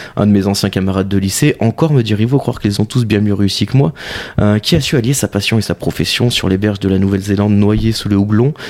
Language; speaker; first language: French; native; French